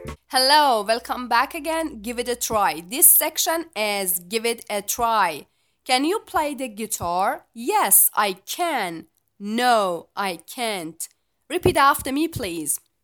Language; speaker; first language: English; non-native, fluent; Persian